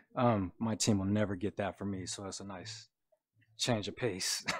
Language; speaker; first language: English; native; English